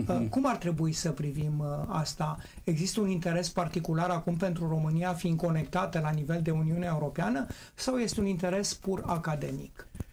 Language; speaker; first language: Romanian; native; Romanian